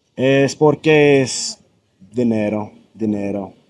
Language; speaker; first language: Spanish; non-native, learner; English